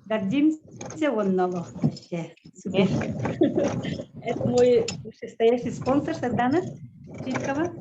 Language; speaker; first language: Russian; non-native, local second language; Yakut